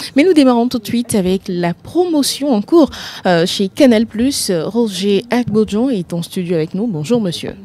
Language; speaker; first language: French; non-native, local second language; Ewe